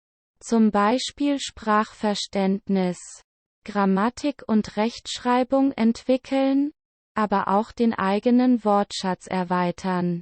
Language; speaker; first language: German; non-native, learner; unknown